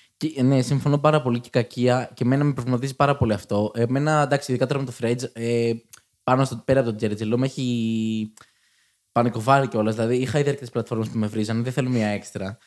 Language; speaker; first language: Greek; native; Greek